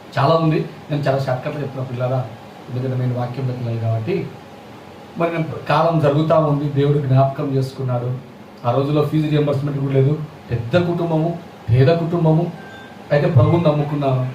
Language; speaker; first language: Telugu; non-native, local second language; Lambadi